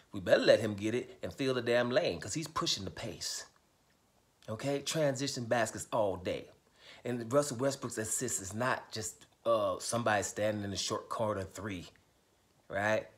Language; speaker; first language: English; native; English